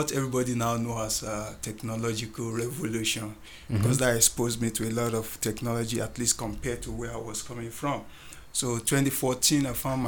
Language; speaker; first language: English; non-native, local second language; Yoruba